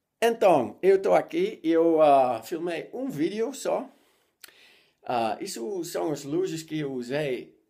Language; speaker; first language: Portuguese; non-native, learner; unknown